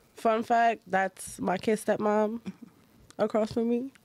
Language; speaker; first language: English; native; English